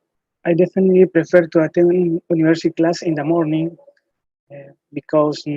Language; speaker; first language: English; non-native, learner; Spanish